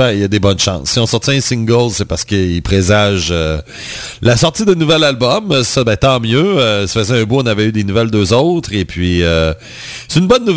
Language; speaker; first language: French; native; French